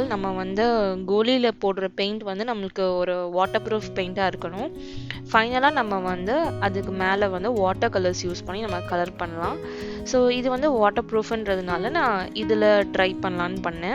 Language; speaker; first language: Tamil; native; Tamil